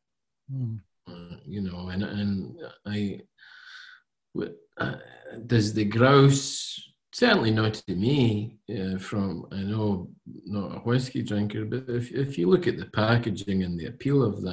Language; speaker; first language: English; native; English